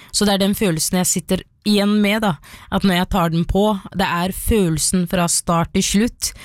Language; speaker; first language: Norwegian; early bilingual, other home language; Somali